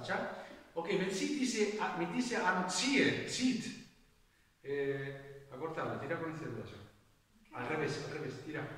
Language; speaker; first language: German; non-native, fluent; Spanish